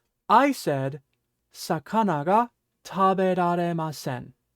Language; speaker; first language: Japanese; non-native, fluent; English